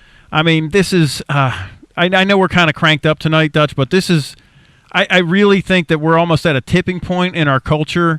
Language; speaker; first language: English; native; English